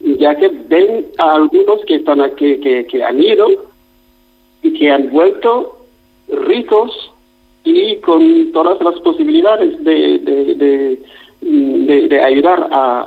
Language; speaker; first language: Spanish; non-native, fluent; Wolof